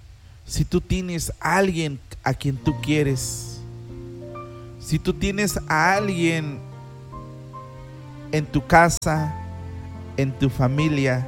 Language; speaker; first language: Spanish; native; Spanish